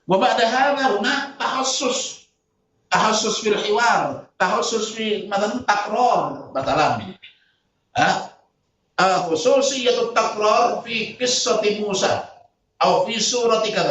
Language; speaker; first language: Arabic; non-native, fluent; Indonesian